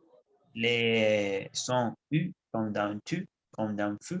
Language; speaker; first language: French; non-native, learner; Spanish